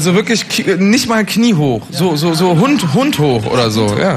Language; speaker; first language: German; native; German